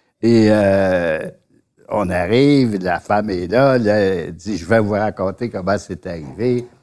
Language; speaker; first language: French; native; French